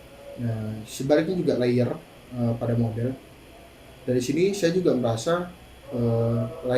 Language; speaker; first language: Indonesian; native; Indonesian